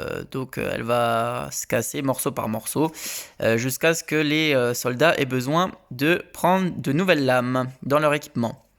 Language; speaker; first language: French; native; French